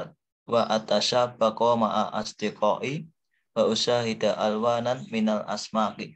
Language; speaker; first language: Arabic; non-native, learner; Indonesian